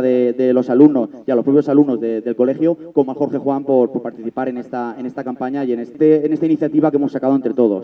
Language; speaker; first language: Spanish; native; Spanish